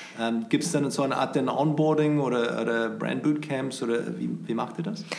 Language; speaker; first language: German; non-native, fluent; English